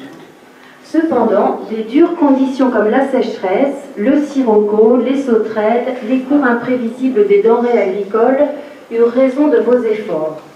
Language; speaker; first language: French; native; French